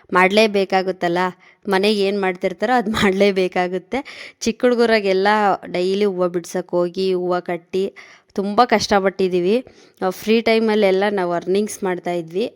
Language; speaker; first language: Kannada; native; Kannada